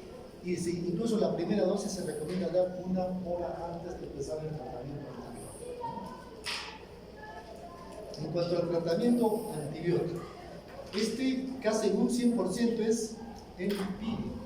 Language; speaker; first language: Spanish; native; Spanish